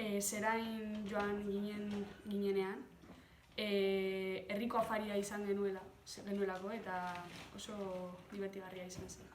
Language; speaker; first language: Basque; non-native, local second language; Spanish